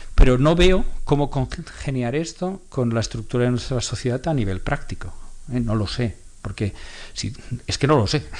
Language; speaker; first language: Spanish; non-native, local second language; Catalan